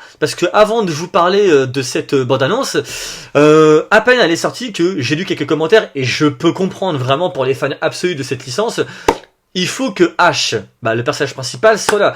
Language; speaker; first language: French; native; French